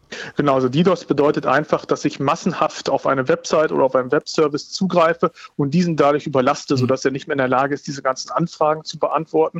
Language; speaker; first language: German; native; German